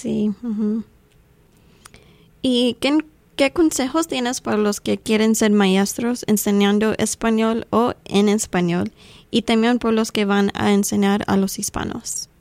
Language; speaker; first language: Spanish; non-native, fluent; English